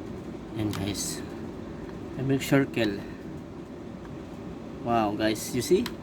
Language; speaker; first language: English; non-native, learner; Filipino